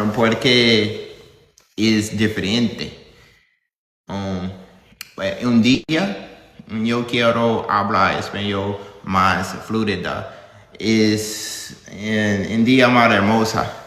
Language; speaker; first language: Spanish; non-native, learner; English